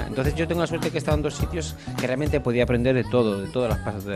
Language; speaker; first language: Spanish; native; Spanish